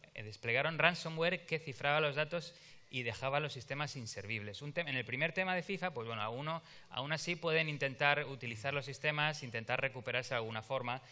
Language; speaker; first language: Spanish; native; Spanish